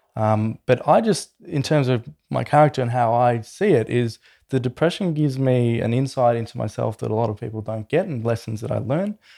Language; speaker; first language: English; native; English